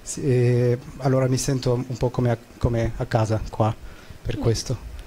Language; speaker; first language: Italian; non-native, fluent; French